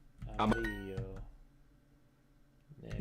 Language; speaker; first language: Spanish; non-native, learner; English